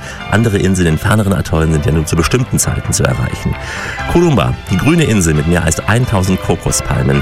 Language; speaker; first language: German; native; German